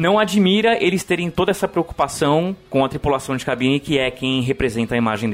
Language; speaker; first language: Portuguese; native; Portuguese